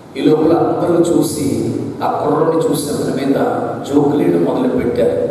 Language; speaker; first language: Telugu; non-native, local second language; Malayalam